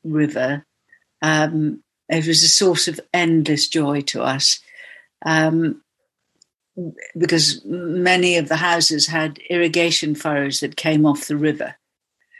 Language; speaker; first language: English; native; English